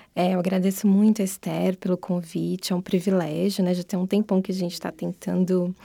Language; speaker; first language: Portuguese; native; Portuguese